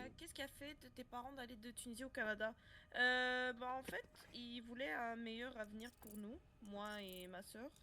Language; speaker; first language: French; non-native, local second language; Arabic